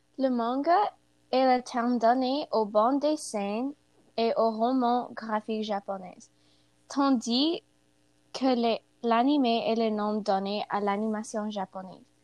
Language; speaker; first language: French; non-native, learner; English